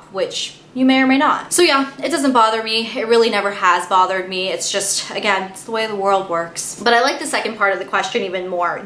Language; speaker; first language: English; native; English